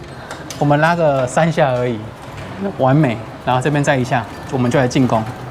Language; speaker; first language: Chinese; native; Chinese